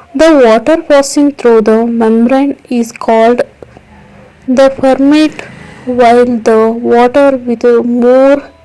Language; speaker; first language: English; non-native, local second language; Kannada